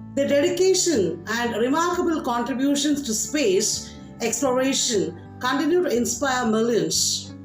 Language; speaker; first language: English; non-native, local second language; Tamil